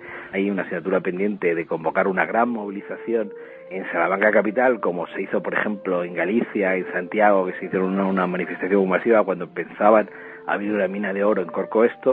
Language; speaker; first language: Spanish; native; Spanish